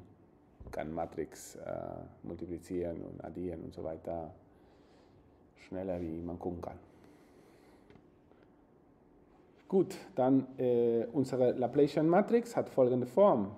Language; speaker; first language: German; non-native, fluent; Spanish